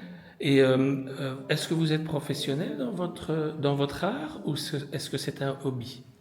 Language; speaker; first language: French; native; French